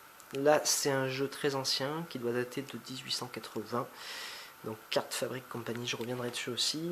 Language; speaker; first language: French; native; French